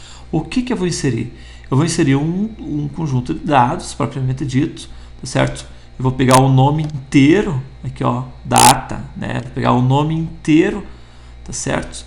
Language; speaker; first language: Portuguese; native; Portuguese